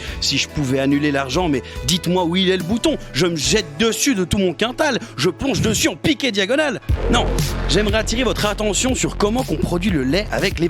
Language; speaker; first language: French; native; French